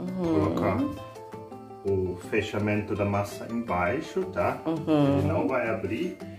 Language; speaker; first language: Portuguese; non-native, learner; German